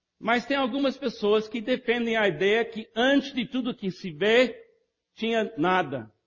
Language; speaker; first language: Portuguese; non-native, fluent; English